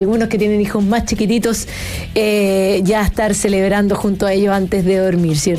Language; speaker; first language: Spanish; native; Spanish